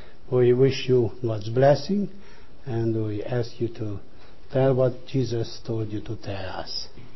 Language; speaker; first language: English; non-native, fluent; Hungarian